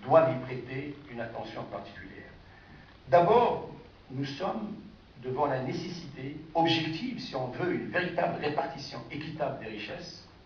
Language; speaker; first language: French; non-native, local second language; Arabic